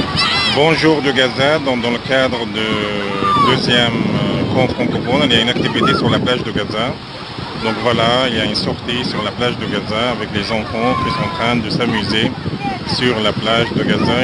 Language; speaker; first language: French; non-native, fluent; Arabic